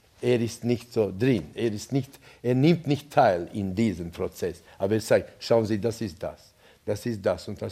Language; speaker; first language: German; non-native, fluent; Latvian